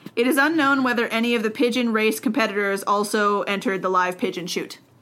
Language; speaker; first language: English; native; English